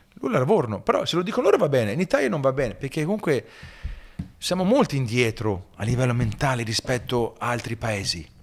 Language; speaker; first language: Italian; early bilingual, heritage; Italian